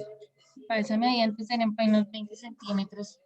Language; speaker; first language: Spanish; native; Spanish